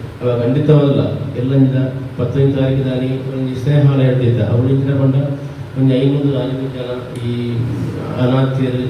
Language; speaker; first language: Kannada; non-native, local second language; Tulu